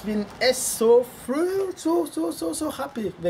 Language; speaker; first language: German; non-native, learner; French